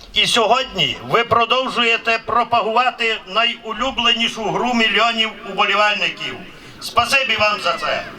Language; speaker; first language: Ukrainian; native; Ukrainian